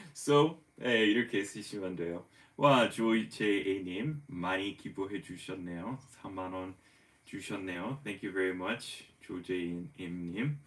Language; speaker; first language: Korean; non-native, fluent; English